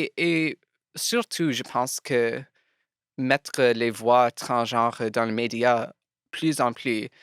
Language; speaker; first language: French; non-native, local second language; English